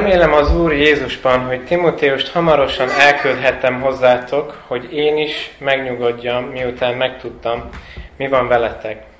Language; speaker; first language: Hungarian; non-native, fluent; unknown